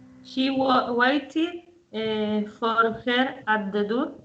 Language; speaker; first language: English; non-native, learner; Spanish